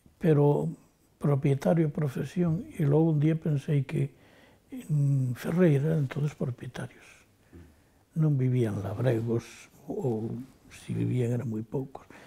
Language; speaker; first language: Galician; native; Galician